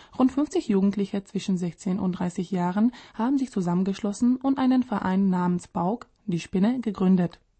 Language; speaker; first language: German; non-native, fluent; Czech